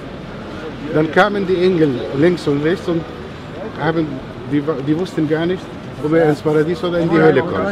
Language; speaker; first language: German; non-native, fluent; Arabic